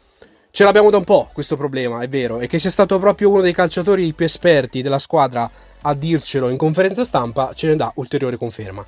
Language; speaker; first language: Italian; native; Italian